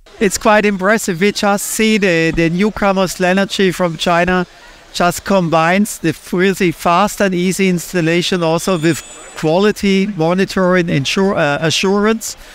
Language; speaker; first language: English; non-native, fluent; German